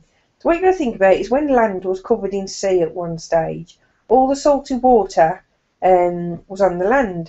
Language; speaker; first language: English; native; English